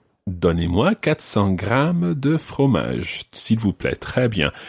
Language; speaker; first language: French; non-native, fluent; English